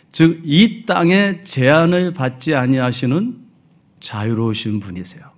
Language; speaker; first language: Korean; early bilingual, heritage; Korean